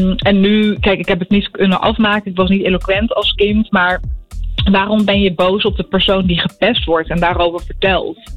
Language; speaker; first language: Dutch; early bilingual, other home language; Arabic